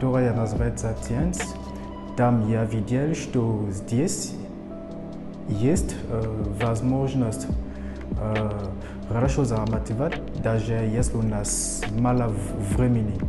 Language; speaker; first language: Russian; non-native, fluent; French